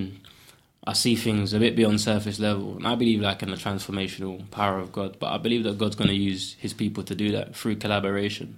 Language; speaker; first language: English; native; English